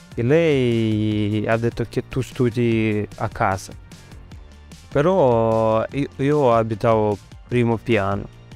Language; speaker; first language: Italian; non-native, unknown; Russian